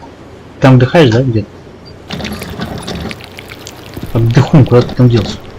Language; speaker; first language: Russian; native; Russian